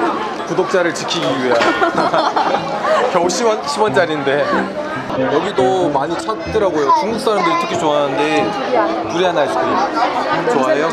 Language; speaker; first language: Korean; native; Korean